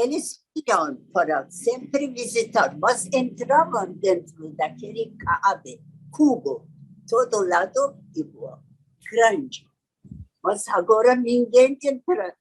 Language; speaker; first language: Portuguese; non-native, learner; Persian